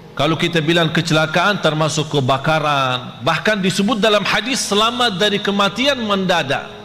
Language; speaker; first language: Malay; non-native, fluent; Arabic